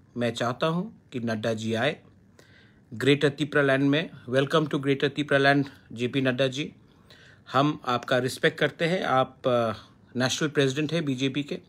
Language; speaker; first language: Hindi; non-native, local second language; Kok Borok